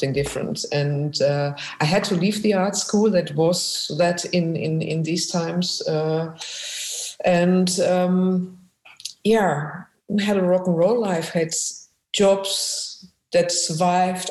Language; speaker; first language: English; non-native, fluent; German